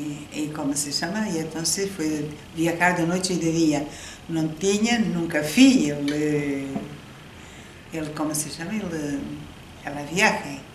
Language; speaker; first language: Portuguese; early bilingual, heritage; Spanish